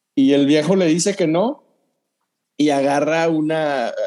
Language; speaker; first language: Spanish; native; Spanish